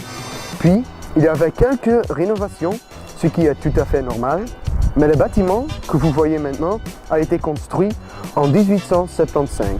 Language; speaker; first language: French; non-native, learner; Dutch